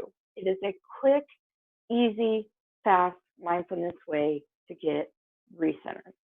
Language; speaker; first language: English; native; English